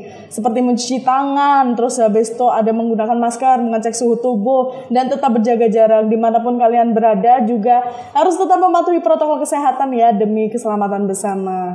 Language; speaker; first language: Indonesian; native; Indonesian